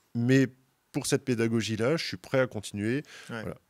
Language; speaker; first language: French; native; French